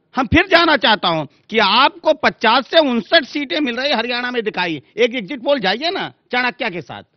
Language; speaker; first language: Hindi; native; Hindi